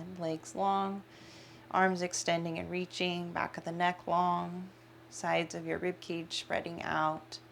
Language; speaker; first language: English; native; English